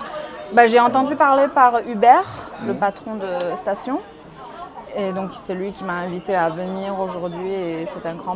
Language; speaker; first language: French; non-native, fluent; Chinese